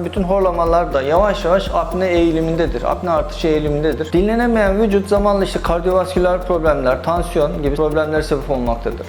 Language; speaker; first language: Turkish; native; Turkish